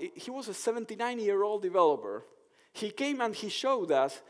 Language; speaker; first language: English; non-native, fluent; Spanish